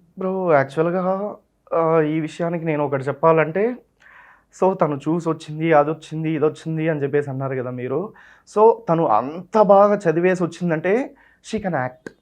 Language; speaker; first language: Telugu; non-native, local second language; Tamil